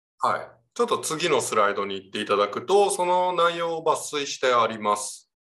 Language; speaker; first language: Japanese; native; Japanese